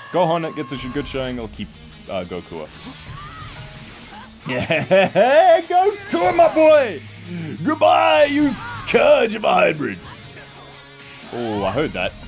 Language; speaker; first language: English; native; English